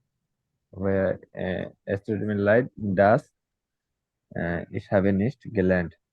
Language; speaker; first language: German; non-native, learner; Bangla